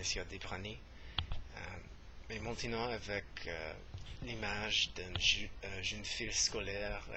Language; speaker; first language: French; non-native, learner; English